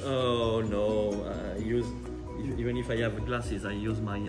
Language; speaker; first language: English; non-native, fluent; French